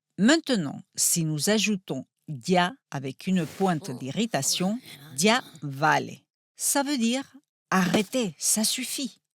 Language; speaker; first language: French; non-native, fluent; Spanish